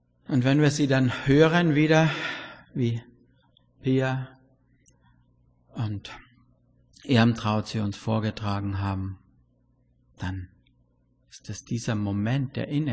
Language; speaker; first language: German; native; German